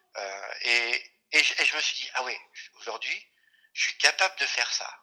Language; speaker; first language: French; native; French